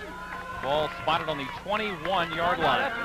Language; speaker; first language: English; native; English